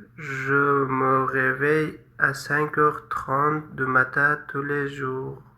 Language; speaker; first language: French; non-native, fluent; Persian